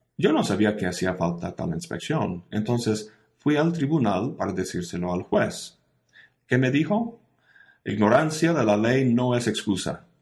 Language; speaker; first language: Spanish; non-native, fluent; English